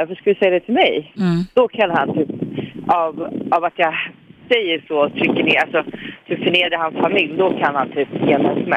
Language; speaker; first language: Swedish; native; Swedish